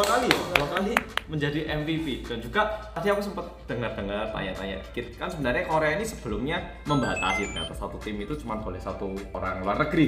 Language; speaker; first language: Indonesian; native; Indonesian